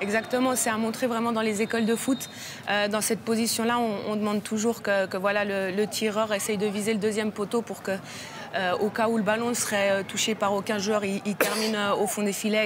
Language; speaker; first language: French; native; French